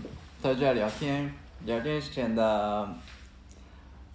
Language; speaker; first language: Chinese; non-native, learner; Japanese